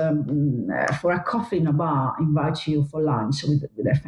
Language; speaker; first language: English; non-native, fluent; Italian